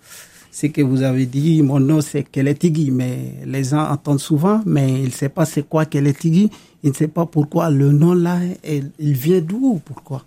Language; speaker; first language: French; non-native, local second language; Bambara